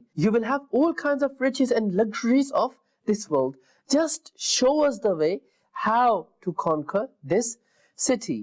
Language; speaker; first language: English; non-native, local second language; Urdu